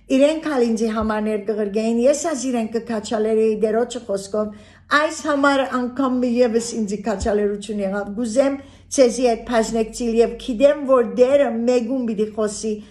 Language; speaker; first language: Armenian; early bilingual, heritage; Armenian